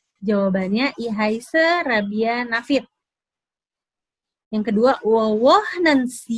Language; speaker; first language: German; non-native, fluent; Indonesian